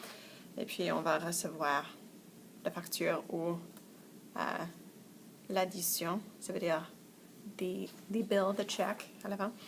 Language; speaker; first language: French; non-native, fluent; English